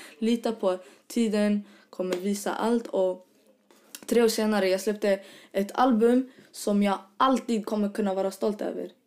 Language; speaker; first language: Swedish; early bilingual, other home language; Arabic